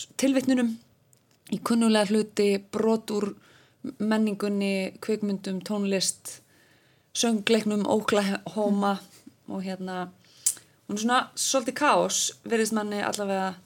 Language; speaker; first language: Icelandic; native; Icelandic